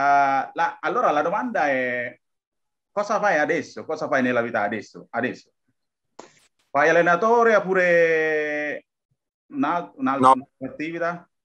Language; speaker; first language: Italian; non-native, learner; Indonesian